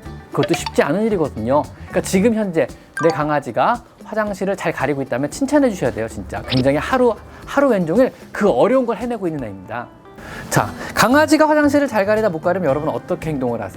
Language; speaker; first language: Korean; native; Korean